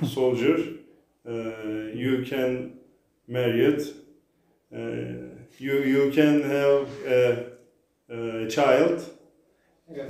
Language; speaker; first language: English; non-native, learner; Turkish